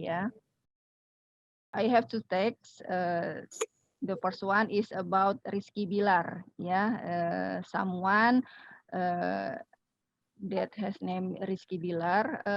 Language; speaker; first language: English; non-native, fluent; Indonesian